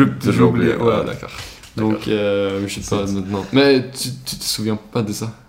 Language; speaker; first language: French; non-native, learner; Swedish